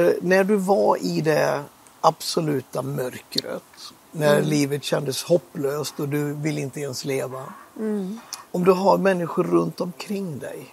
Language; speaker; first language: Swedish; native; Swedish